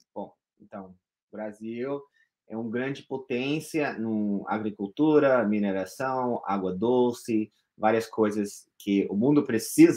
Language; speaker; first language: Portuguese; non-native, fluent; English